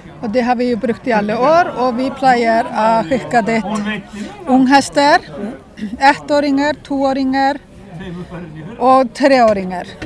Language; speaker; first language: Swedish; non-native, fluent; Icelandic